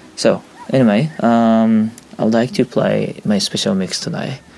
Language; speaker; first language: English; non-native, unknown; Japanese